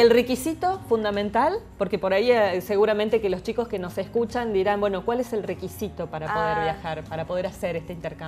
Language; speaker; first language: Spanish; native; Spanish